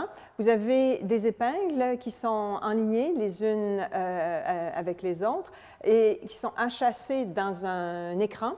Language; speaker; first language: French; native; French